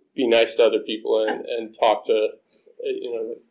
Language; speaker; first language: English; native; English